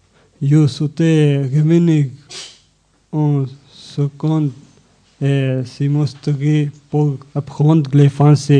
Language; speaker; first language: French; non-native, learner; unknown